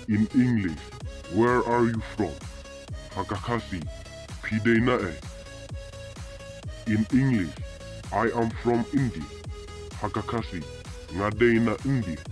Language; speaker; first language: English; non-native, local second language; Khasi